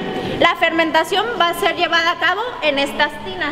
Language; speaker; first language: Spanish; native; Spanish